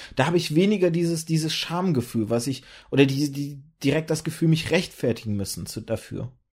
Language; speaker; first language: German; early bilingual, other home language; Russian